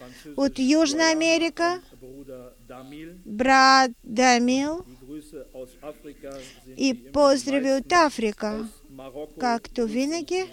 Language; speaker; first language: Bulgarian; non-native, fluent; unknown